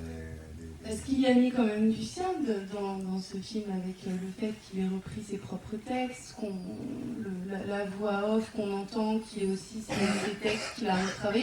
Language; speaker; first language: French; native; French